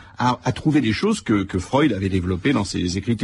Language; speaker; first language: French; native; French